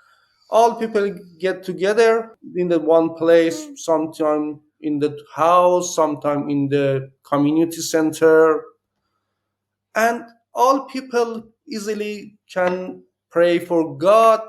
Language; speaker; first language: English; non-native, learner; Persian